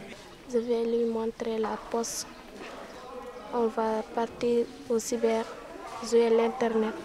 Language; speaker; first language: French; non-native, local second language; Fula